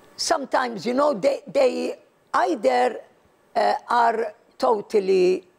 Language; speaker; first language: English; non-native, local second language; Maltese